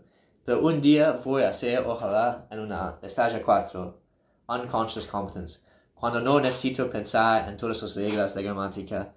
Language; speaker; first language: Spanish; non-native, learner; English